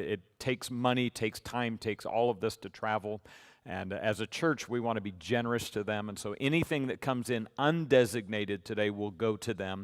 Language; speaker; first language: English; native; English